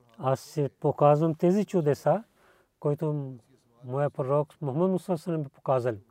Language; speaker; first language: Bulgarian; non-native, learner; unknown